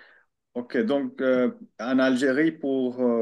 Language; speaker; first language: French; non-native, learner; Finnish